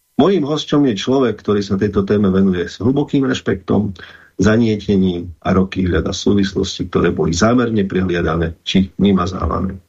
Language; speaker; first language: Slovak; native; Slovak